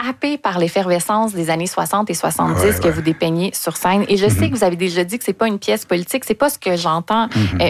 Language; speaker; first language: French; native; French